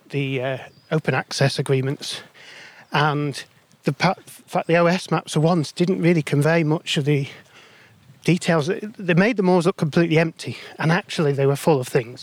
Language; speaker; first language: English; native; English